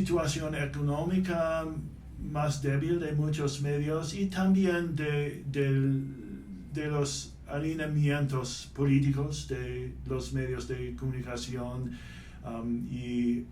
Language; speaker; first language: Spanish; non-native, fluent; English